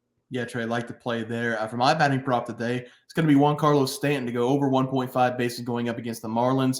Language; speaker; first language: English; native; English